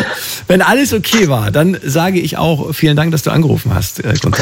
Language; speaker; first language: German; native; German